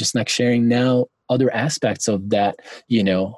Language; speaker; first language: English; non-native, fluent; Hungarian